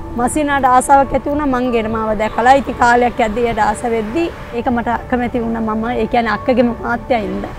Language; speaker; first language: Sinhala; non-native, local second language; Tamil